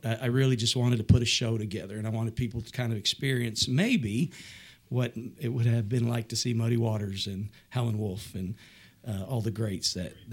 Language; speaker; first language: English; native; English